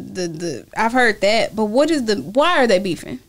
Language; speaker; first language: English; native; English